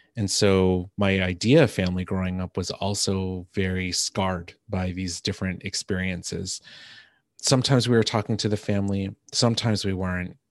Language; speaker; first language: English; native; English